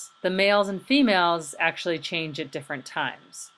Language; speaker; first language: English; native; English